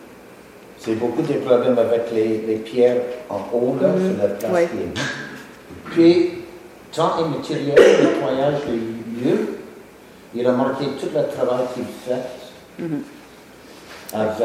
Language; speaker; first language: French; non-native, local second language; English